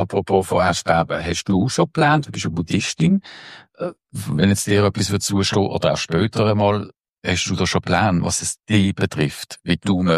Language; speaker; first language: German; native; German